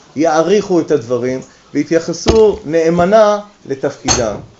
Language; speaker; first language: Hebrew; native; Hebrew